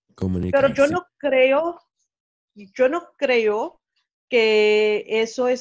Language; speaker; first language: Spanish; non-native, fluent; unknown